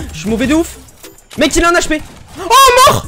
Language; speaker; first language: French; native; French